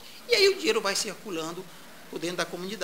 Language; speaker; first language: Portuguese; native; Portuguese